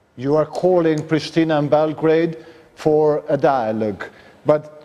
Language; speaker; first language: English; non-native, fluent; Albanian